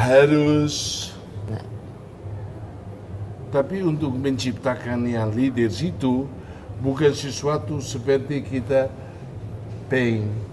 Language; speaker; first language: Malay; non-native, fluent; Tetum